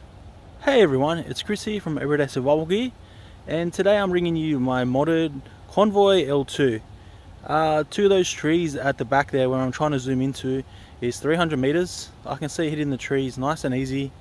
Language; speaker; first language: English; native; English